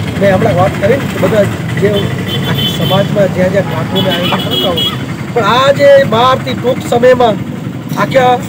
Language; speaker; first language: Gujarati; non-native, local second language; Kachhi